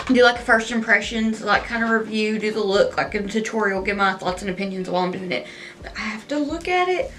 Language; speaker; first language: English; native; English